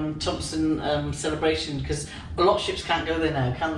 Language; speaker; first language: English; native; English